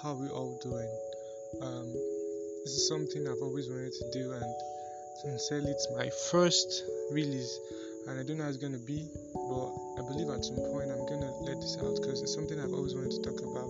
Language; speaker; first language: English; non-native, local second language; Yoruba